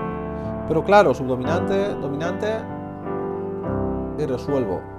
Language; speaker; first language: Spanish; native; Spanish